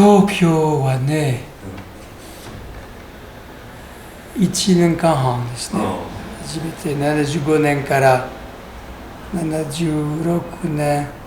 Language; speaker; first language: Japanese; non-native, learner; French